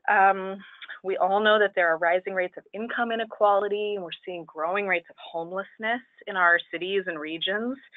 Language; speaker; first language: English; native; English